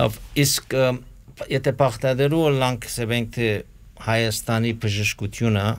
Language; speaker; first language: Armenian; early bilingual, heritage; Armenian